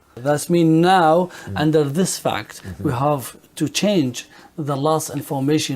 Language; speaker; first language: English; non-native, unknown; Arabic